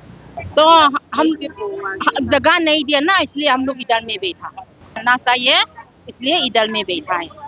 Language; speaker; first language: Hindi; non-native, local second language; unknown